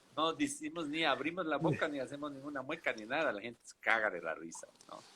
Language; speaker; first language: Spanish; non-native, fluent; German